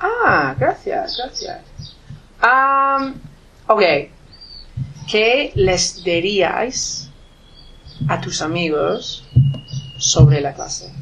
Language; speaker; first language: Spanish; non-native, learner; English